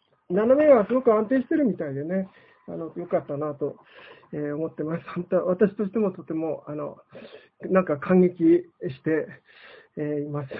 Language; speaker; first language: Japanese; native; Japanese